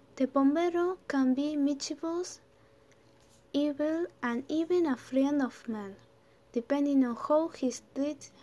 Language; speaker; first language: English; non-native, learner; Spanish